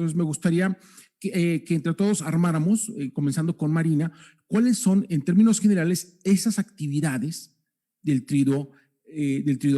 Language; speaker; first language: Spanish; native; Spanish